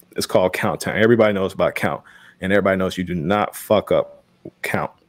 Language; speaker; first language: English; native; English